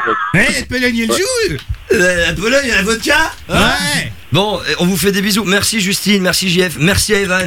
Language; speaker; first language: French; native; French